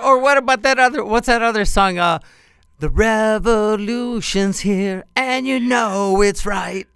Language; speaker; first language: English; native; English